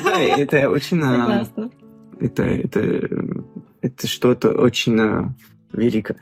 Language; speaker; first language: Russian; non-native, fluent; French